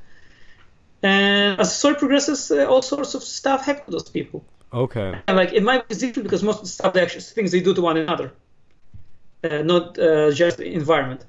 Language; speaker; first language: English; non-native, fluent; Hebrew